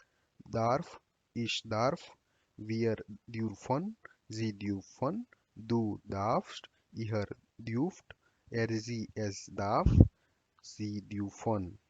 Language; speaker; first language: German; non-native, fluent; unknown